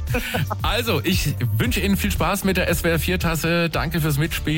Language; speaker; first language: German; native; German